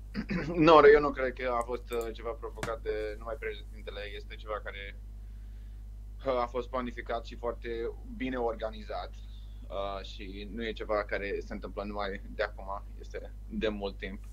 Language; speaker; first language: Romanian; early bilingual, heritage; Romanian